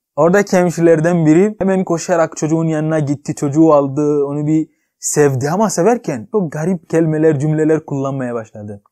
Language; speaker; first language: Turkish; non-native, fluent; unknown